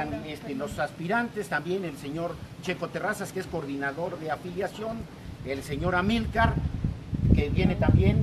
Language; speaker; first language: Spanish; native; Spanish